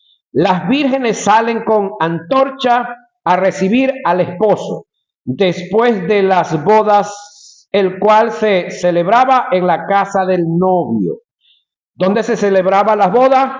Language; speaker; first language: Spanish; native; Spanish